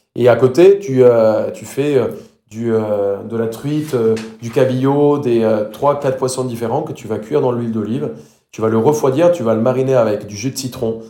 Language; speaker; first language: French; non-native, fluent; Spanish